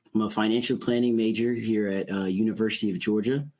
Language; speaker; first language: English; native; English